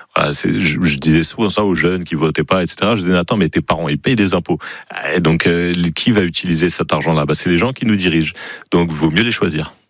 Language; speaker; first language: French; native; French